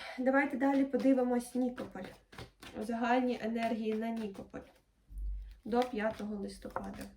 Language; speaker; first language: Ukrainian; non-native, local second language; Russian